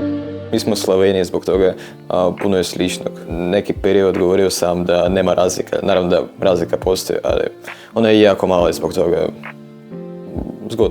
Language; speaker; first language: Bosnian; non-native, fluent; Ukrainian